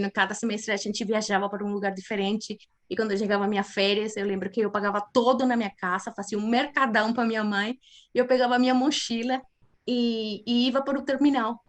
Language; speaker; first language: Portuguese; non-native, fluent; Spanish